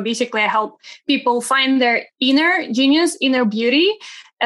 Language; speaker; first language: English; non-native, fluent; Russian